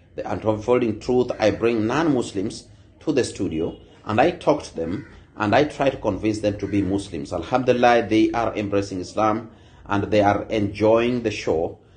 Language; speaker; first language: English; non-native, local second language; Luo (Kenya and Tanzania)